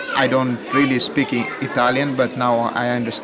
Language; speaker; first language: English; non-native, fluent; Amharic